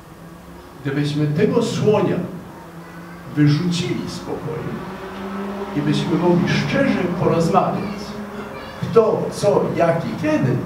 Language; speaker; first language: Polish; non-native, fluent; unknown